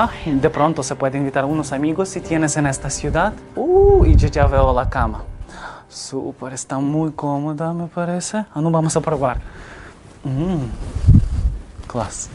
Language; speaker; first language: Spanish; non-native, fluent; Ukrainian